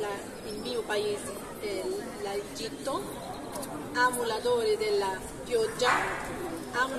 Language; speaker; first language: Italian; non-native, learner; Arabic